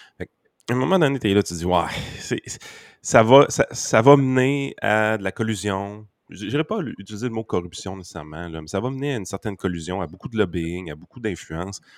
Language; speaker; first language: French; native; French